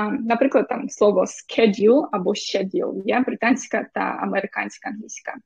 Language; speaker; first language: Ukrainian; non-native, local second language; Russian